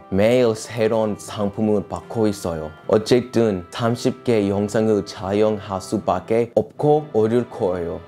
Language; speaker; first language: Korean; non-native, learner; English